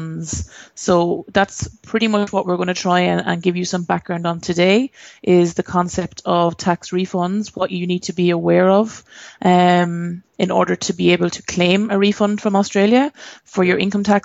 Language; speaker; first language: English; native; English